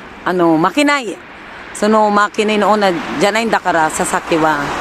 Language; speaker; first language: Japanese; non-native, learner; Filipino